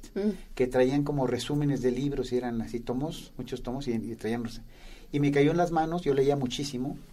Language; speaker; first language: Spanish; native; Spanish